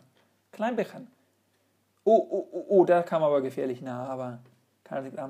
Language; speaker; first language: German; native; German